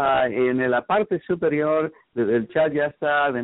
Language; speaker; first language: Spanish; native; Spanish